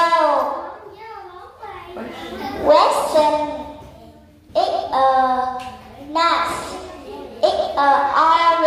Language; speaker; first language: English; non-native, learner; Vietnamese